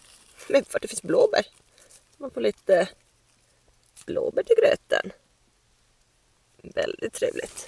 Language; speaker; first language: Swedish; native; Swedish